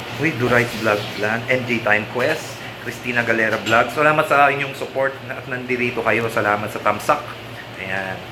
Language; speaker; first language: Filipino; non-native, local second language; Pampanga